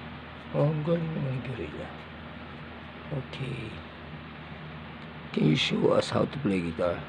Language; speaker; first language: English; non-native, learner; Filipino